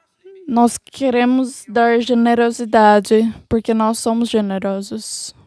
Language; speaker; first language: Portuguese; non-native, learner; English